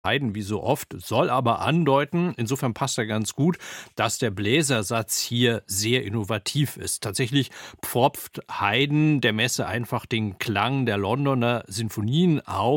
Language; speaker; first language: German; native; German